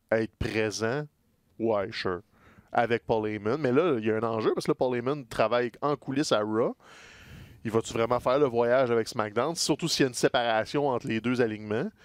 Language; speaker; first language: French; native; French